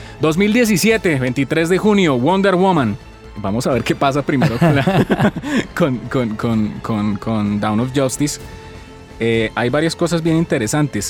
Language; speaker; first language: Spanish; native; Spanish